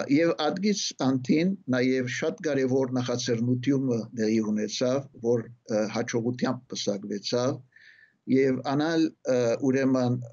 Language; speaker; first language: Armenian; early bilingual, heritage; Armenian